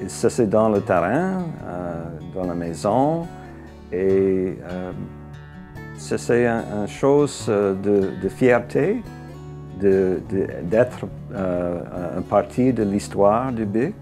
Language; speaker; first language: French; non-native, local second language; English